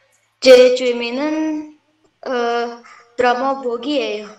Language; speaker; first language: Korean; non-native, learner; Indonesian